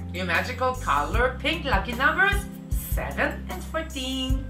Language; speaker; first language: English; native; English